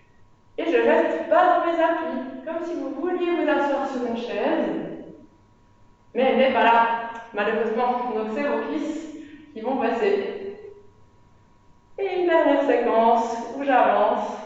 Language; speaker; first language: French; native; French